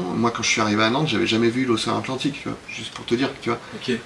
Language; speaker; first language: French; native; French